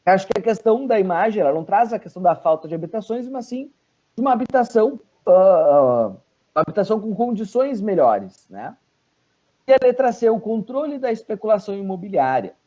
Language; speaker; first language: Portuguese; native; Portuguese